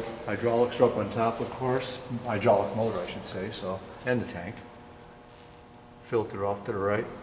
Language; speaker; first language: English; native; English